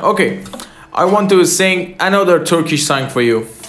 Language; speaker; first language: English; non-native, learner; Persian